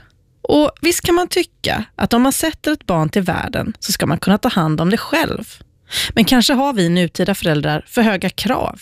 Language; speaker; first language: Swedish; native; Swedish